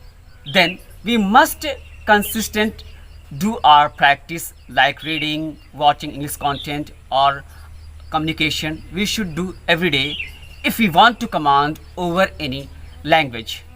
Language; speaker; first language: English; non-native, learner; Hindi